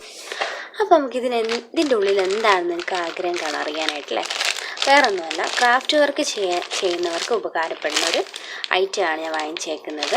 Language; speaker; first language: Malayalam; native; Malayalam